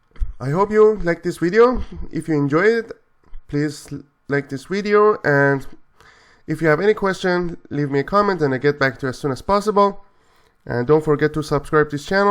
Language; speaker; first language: English; non-native, fluent; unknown